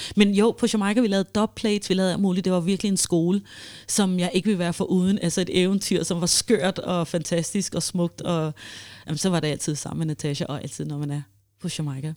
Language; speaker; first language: Danish; early bilingual, heritage; Danish